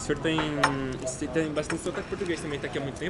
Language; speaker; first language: Portuguese; native; Portuguese